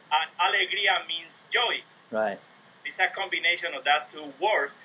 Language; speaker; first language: English; non-native, learner; Spanish